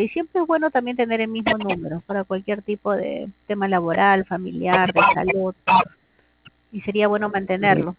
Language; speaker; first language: Spanish; native; Spanish